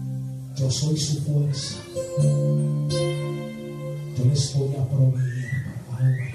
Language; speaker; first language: Spanish; native; Spanish